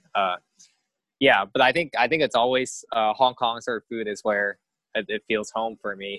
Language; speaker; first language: English; non-native, local second language; Cantonese